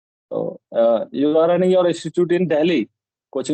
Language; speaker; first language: English; non-native, local second language; Hindi